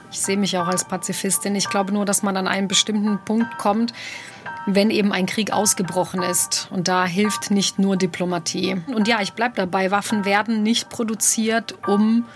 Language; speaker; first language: German; early bilingual, other home language; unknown